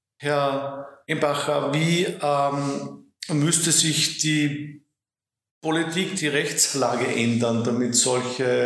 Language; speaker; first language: German; native; German